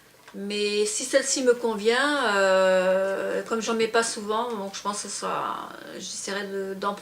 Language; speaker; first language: French; native; French